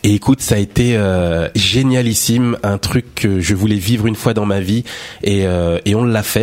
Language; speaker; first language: French; native; French